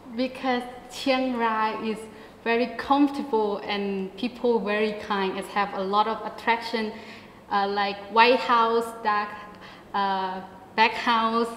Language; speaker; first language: English; non-native, learner; Thai